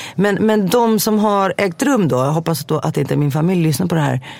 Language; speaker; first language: Swedish; early bilingual, other home language; Greek